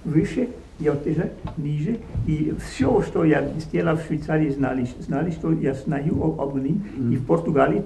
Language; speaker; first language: Russian; non-native, learner; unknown